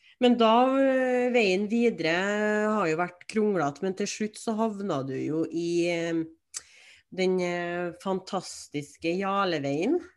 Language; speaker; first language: Norwegian; native; Norwegian